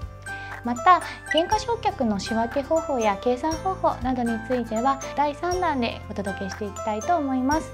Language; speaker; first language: Japanese; native; Japanese